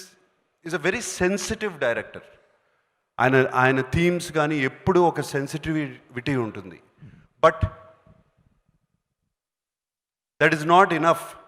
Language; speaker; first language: Telugu; native; Telugu